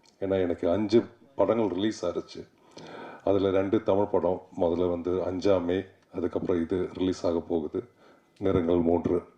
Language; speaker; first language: Tamil; native; Tamil